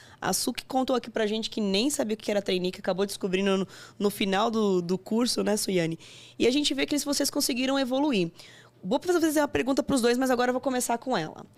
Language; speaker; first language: Portuguese; native; Portuguese